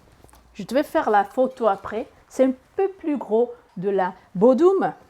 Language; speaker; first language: French; non-native, learner; Italian